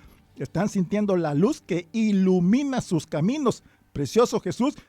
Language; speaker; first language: Spanish; native; Spanish